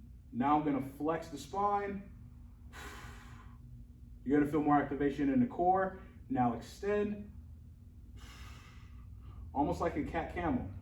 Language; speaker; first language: English; native; English